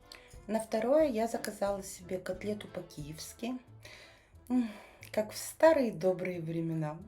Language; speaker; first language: Russian; native; Russian